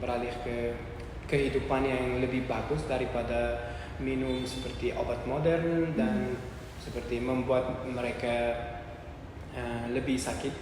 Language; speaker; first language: Indonesian; non-native, learner; Uzbek